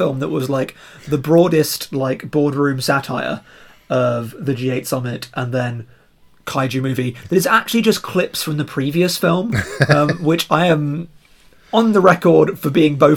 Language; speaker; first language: English; native; English